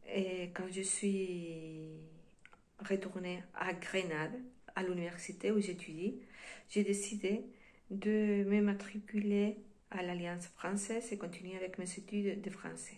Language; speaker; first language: French; non-native, fluent; Spanish